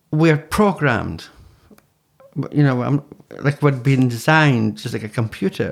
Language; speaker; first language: English; native; English